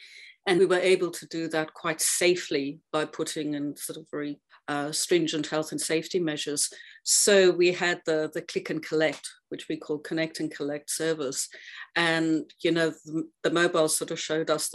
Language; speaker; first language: English; native; English